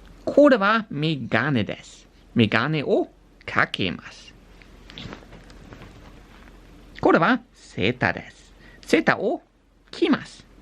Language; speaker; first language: Japanese; non-native, learner; English